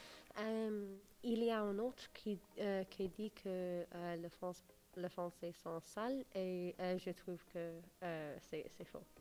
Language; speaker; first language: French; non-native, learner; English